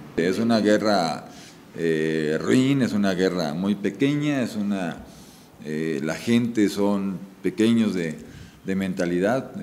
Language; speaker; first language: Spanish; native; Spanish